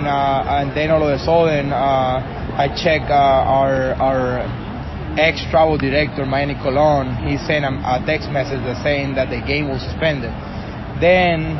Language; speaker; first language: English; non-native, fluent; Spanish